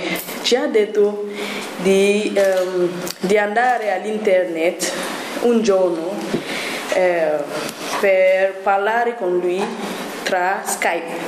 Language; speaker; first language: Italian; non-native, learner; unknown